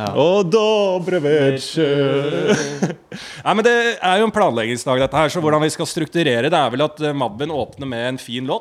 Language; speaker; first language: Norwegian; native; Norwegian